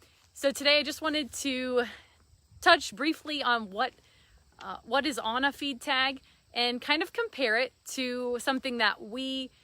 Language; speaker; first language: English; native; English